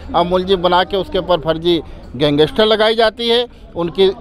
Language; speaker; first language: Hindi; native; Hindi